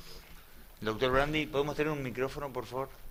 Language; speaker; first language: Spanish; native; Spanish